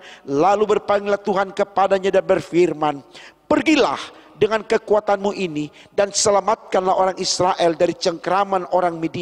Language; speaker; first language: Indonesian; native; Indonesian